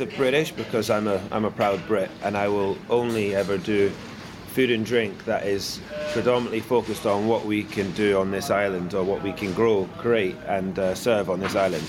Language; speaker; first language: English; native; English